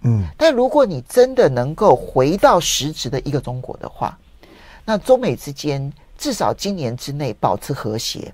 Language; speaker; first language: Chinese; native; Chinese